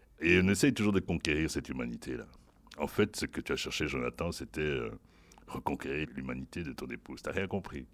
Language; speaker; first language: French; non-native, local second language; Lingala